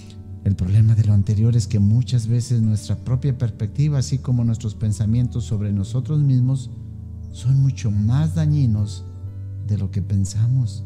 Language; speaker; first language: Spanish; native; Spanish